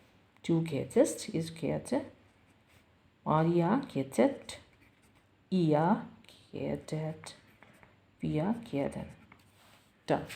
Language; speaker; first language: German; non-native, learner; Bangla